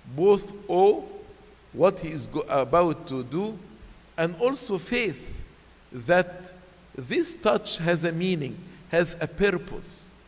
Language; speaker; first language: English; non-native, fluent; Arabic